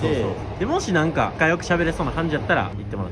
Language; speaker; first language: Japanese; native; Japanese